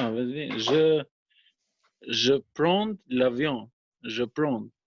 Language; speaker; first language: French; non-native, learner; Albanian